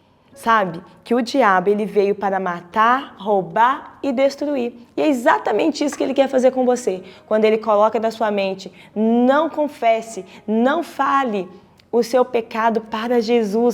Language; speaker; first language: Portuguese; native; Portuguese